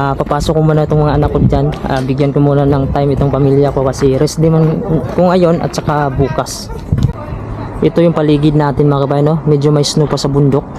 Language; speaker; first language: Filipino; non-native, local second language; Cebuano